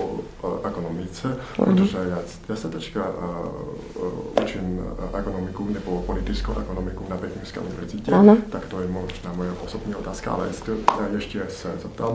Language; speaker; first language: Czech; non-native, learner; Chinese